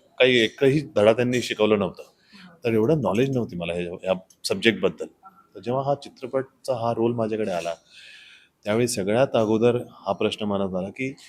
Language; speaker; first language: Marathi; non-native, local second language; Hindi